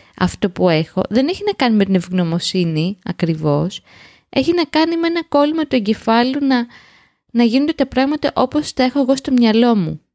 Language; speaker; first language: Greek; native; Greek